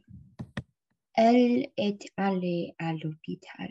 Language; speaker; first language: French; non-native, learner; English